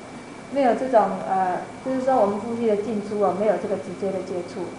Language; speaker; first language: Chinese; native; Chinese